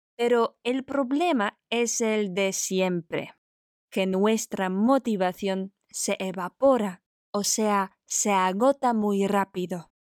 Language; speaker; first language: Spanish; non-native, fluent; Polish